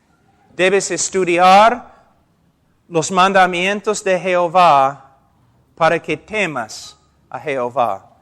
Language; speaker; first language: Spanish; non-native, fluent; English